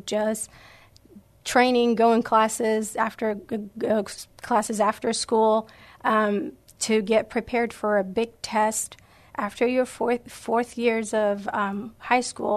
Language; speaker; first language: English; non-native, fluent; Persian